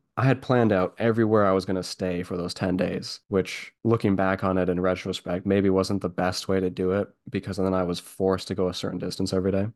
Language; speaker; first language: English; native; English